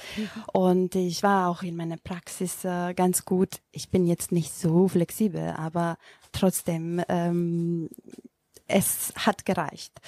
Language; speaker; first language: German; non-native, fluent; Macedonian